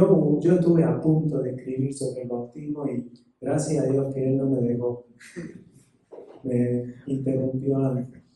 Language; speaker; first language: Spanish; native; Spanish